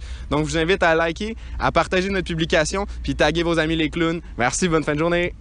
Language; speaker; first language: French; native; French